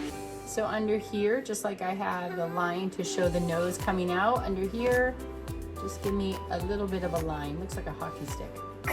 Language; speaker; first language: English; native; English